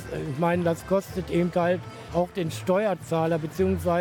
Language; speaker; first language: German; native; German